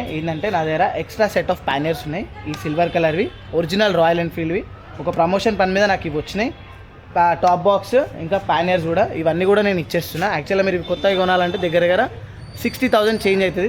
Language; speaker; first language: Telugu; native; Telugu